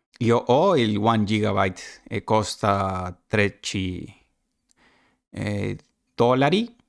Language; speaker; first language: Italian; non-native, learner; Spanish